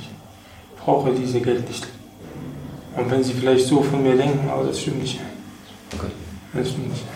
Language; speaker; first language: German; early bilingual, other home language; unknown